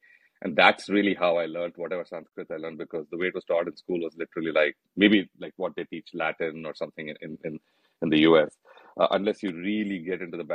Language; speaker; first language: English; non-native, local second language; Hindi